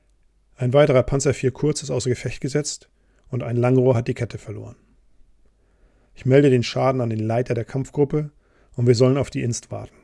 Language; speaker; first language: German; native; German